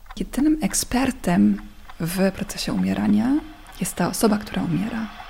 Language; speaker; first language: Polish; non-native, fluent; German